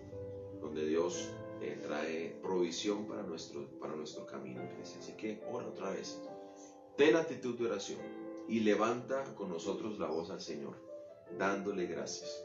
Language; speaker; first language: Spanish; native; Spanish